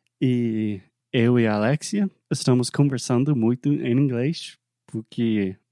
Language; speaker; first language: Portuguese; non-native, fluent; English